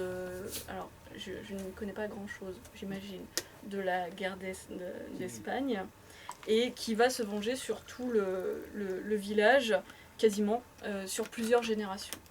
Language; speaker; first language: French; native; French